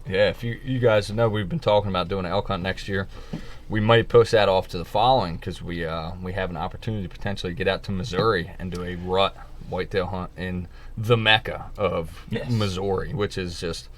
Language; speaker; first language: English; native; English